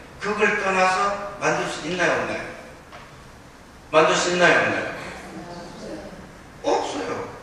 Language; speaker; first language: Korean; native; Korean